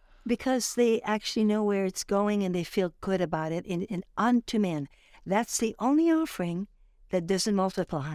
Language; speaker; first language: English; non-native, fluent; French